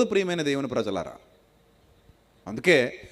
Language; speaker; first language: Telugu; native; Telugu